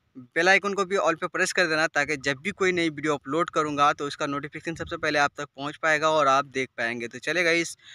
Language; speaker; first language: Hindi; native; Hindi